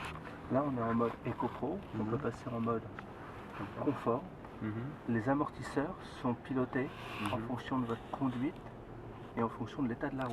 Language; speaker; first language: French; native; French